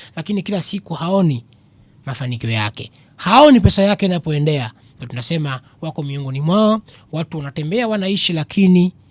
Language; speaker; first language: Swahili; native; Swahili